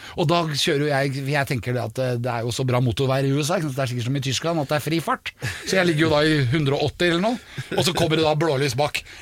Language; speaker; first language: Norwegian; native; Norwegian